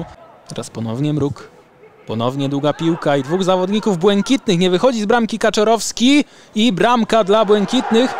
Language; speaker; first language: Polish; native; Polish